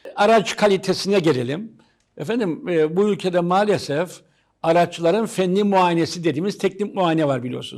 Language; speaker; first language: Turkish; native; Turkish